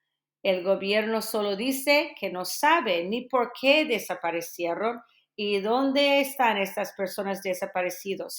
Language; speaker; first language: Spanish; non-native, fluent; English